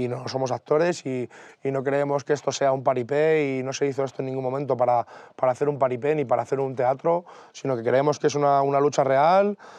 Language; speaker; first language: Spanish; native; Spanish